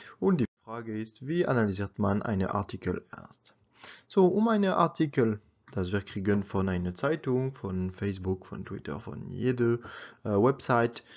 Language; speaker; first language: German; non-native, learner; French